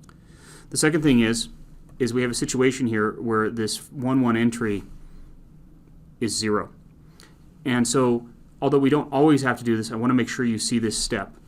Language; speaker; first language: English; native; English